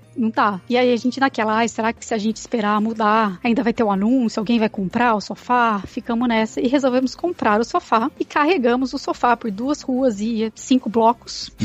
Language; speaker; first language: Portuguese; native; Portuguese